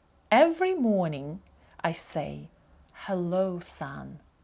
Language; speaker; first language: English; non-native, fluent; Ukrainian